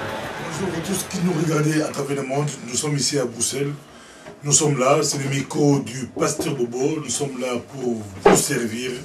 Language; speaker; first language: French; non-native, local second language; Lingala